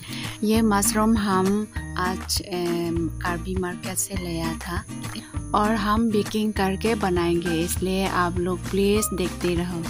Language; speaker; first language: Hindi; non-native, local second language; Karbi